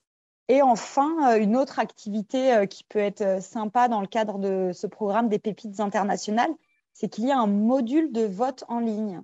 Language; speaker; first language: French; native; French